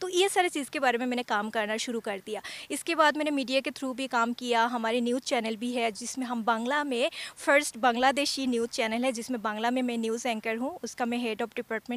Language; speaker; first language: Hindi; non-native, fluent; Bangla